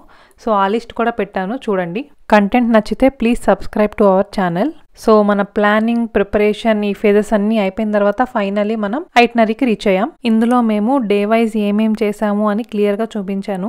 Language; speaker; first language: Telugu; native; Telugu